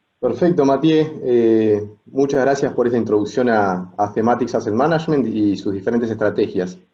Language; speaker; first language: Spanish; native; Spanish